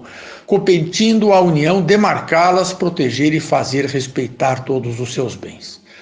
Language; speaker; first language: Portuguese; native; Portuguese